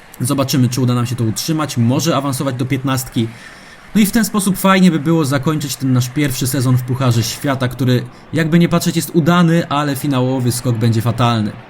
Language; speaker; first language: Polish; native; Polish